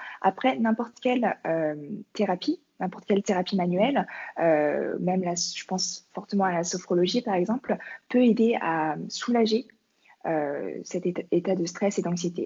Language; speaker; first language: French; native; French